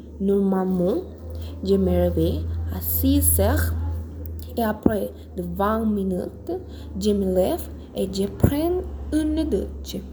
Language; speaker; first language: French; non-native, learner; Spanish